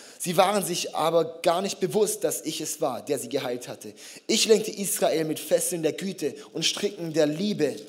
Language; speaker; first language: German; native; German